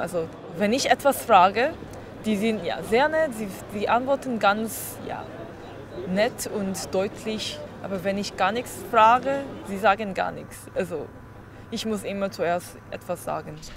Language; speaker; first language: German; non-native, fluent; Korean